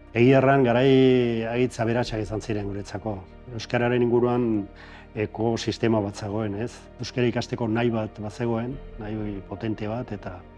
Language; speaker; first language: Basque; non-native, local second language; Spanish